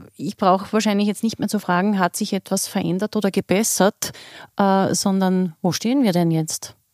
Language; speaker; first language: German; native; German